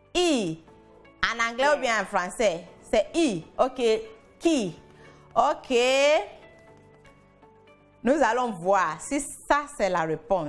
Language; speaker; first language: French; non-native, fluent; English